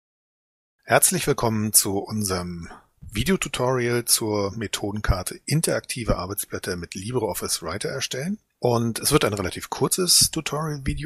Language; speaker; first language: German; native; German